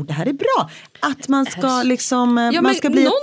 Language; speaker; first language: Swedish; native; Swedish